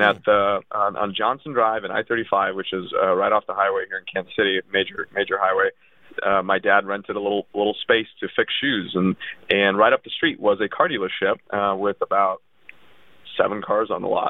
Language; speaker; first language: English; early bilingual, other home language; Russian